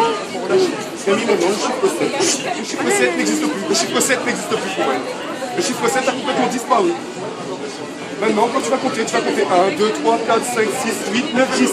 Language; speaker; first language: French; native; French